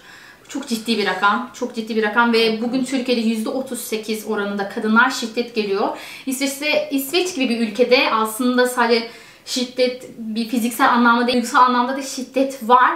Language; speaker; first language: Turkish; native; Turkish